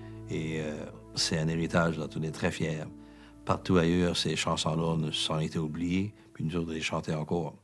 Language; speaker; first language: French; native; French